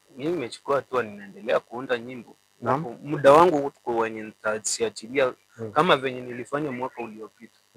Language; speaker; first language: Swahili; non-native, local second language; Gusii